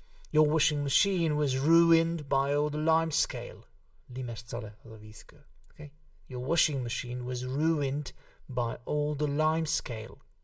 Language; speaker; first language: English; non-native, fluent; Hungarian